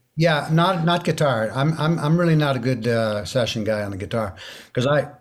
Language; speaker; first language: English; early bilingual, other home language; French